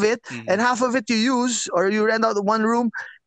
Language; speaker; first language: English; non-native, local second language; Filipino